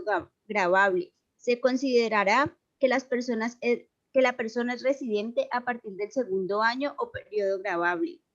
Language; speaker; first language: Spanish; native; Spanish